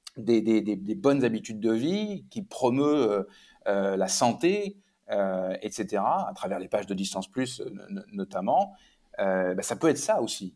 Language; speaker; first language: French; native; French